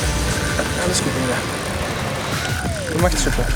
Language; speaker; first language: German; non-native, learner; Dutch